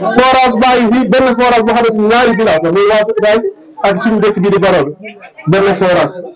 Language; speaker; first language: Wolof; non-native, local second language; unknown